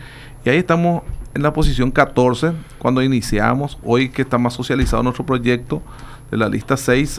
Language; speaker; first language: Spanish; native; Spanish